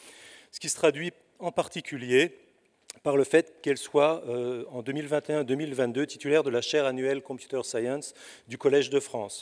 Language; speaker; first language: French; native; French